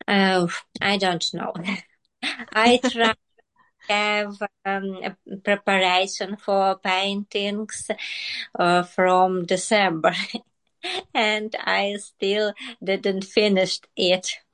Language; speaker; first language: English; non-native, learner; Ukrainian